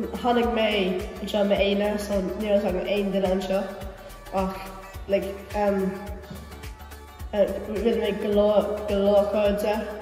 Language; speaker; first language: Irish; non-native, learner; English